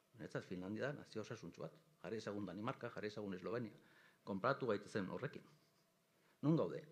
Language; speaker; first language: Basque; native; Basque